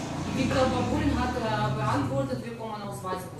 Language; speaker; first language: German; non-native, learner; Russian